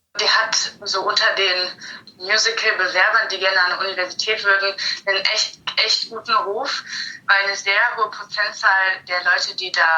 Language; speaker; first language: German; native; German